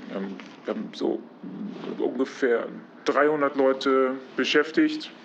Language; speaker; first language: German; non-native, fluent; Polish